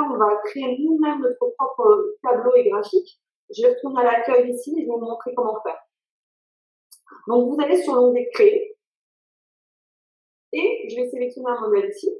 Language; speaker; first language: French; native; French